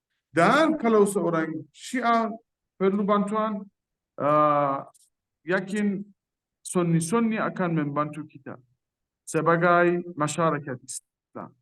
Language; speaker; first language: Indonesian; non-native, fluent; Persian